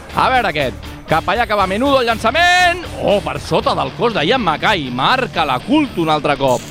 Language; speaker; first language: Catalan; native; Catalan